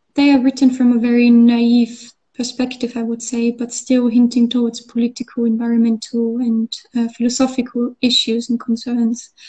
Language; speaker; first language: English; non-native, fluent; German